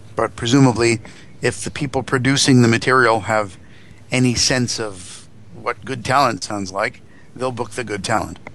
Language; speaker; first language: English; native; English